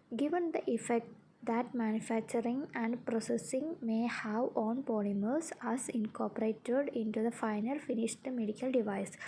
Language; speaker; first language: English; non-native, local second language; Malayalam